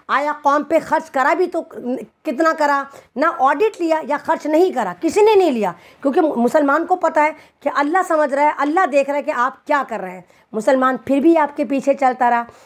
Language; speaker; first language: Hindi; native; Hindi